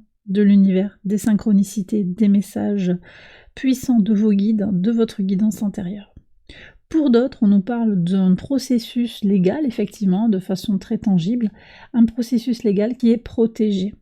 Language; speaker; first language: French; native; French